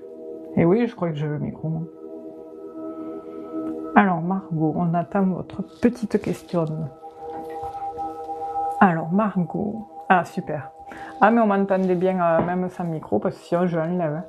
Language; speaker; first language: French; native; French